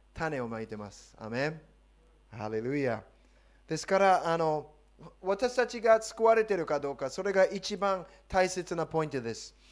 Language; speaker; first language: Japanese; non-native, fluent; English